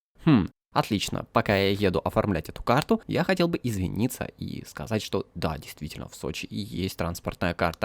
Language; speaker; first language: Russian; native; Russian